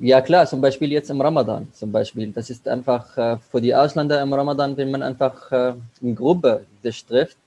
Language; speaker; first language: German; non-native, learner; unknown